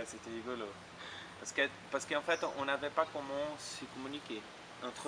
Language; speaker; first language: French; non-native, fluent; Portuguese